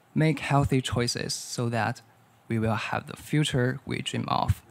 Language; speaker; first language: English; non-native, learner; Chinese